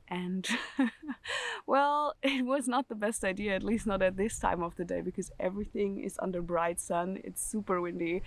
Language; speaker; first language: English; non-native, fluent; German